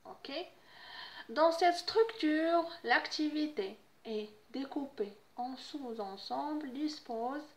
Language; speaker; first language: French; non-native, local second language; Arabic